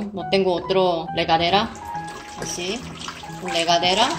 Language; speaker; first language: Spanish; non-native, fluent; Korean